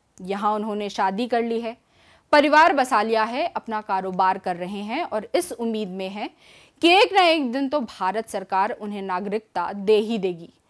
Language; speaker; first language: Hindi; native; Hindi